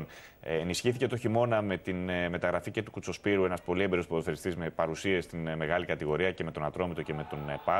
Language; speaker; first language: Greek; native; Greek